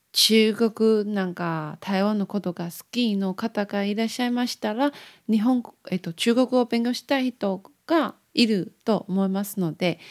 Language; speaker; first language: Japanese; non-native, learner; Chinese